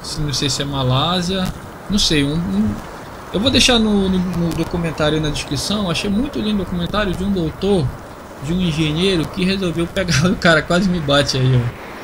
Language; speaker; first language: Portuguese; native; Portuguese